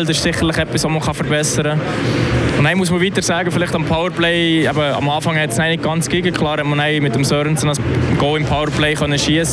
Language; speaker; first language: German; native; German